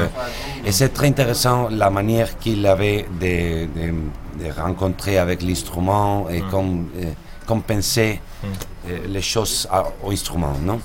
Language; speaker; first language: French; non-native, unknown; Spanish